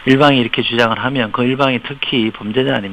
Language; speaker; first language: Korean; native; Korean